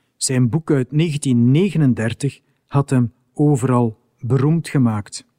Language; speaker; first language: Dutch; native; Dutch